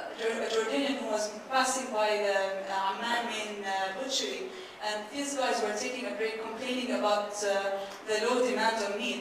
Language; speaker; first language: English; non-native, fluent; Arabic